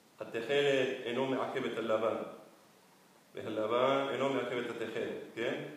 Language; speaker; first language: Hebrew; non-native, fluent; Spanish